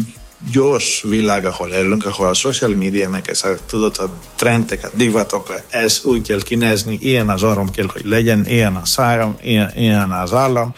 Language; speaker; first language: Hungarian; non-native, learner; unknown